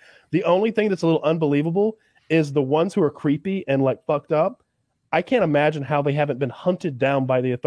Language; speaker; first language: English; native; English